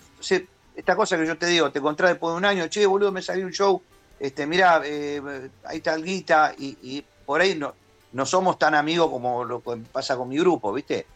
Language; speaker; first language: Spanish; native; Spanish